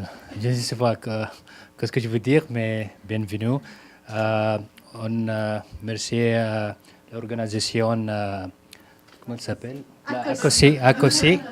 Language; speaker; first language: French; non-native, learner; Arabic